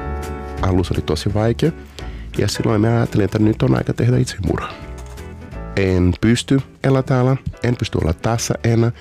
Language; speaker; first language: Finnish; non-native, learner; Portuguese